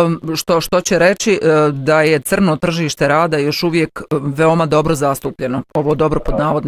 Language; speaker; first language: Bosnian; native; Bosnian